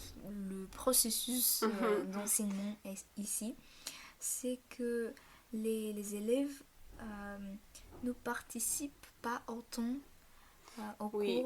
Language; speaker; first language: French; non-native, fluent; Bulgarian